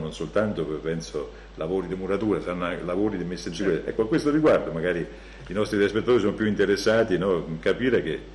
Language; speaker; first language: Italian; native; Italian